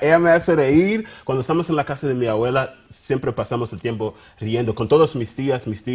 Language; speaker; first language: Spanish; early bilingual, heritage; Spanish